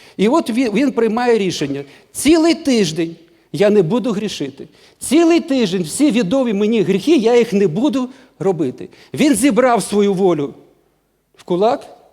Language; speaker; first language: Ukrainian; non-native, local second language; Russian